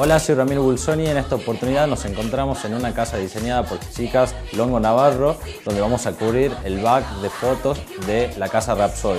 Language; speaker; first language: Spanish; native; Spanish